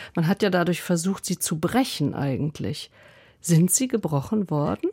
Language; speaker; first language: German; native; German